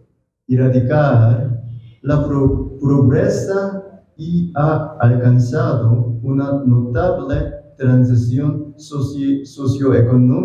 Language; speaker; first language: Spanish; non-native, fluent; Korean